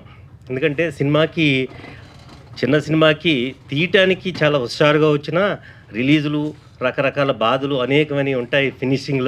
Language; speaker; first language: Telugu; native; Telugu